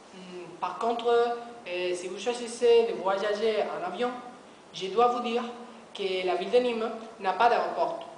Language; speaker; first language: French; non-native, learner; Spanish